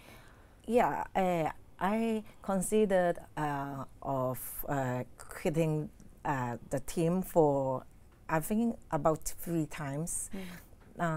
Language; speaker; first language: English; non-native, learner; Cantonese